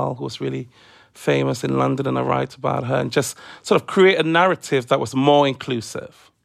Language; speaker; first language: English; non-native, local second language; Akan